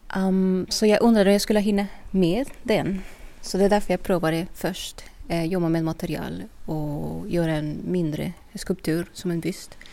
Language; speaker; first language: Swedish; non-native, fluent; Spanish